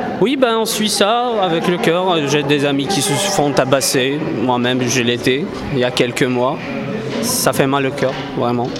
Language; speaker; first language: French; non-native, local second language; Kabyle